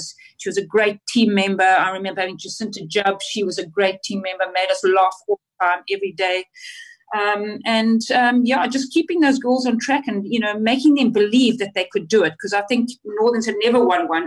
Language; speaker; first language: English; native; English